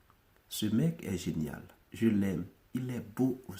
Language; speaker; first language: French; non-native, local second language; Haitian Creole